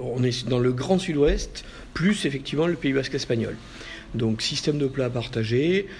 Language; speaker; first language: French; native; French